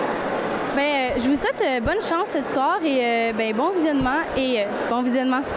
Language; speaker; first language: French; native; French